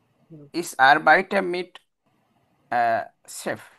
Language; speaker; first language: German; non-native, learner; Bangla